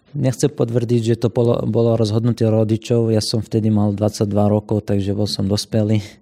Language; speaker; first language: Slovak; non-native, fluent; Assyrian Neo-Aramaic